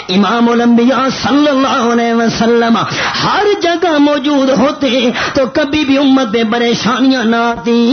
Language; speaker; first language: Urdu; non-native, local second language; Punjabi